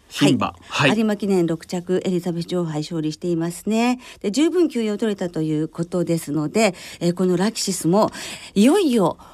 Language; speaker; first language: Japanese; native; Japanese